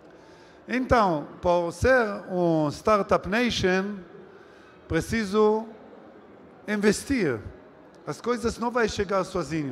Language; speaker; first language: Portuguese; non-native, learner; Hebrew